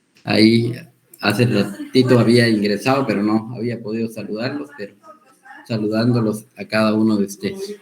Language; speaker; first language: Spanish; native; Spanish